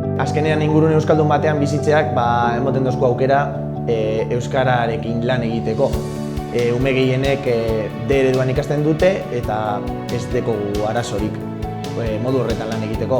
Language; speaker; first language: Basque; native; Basque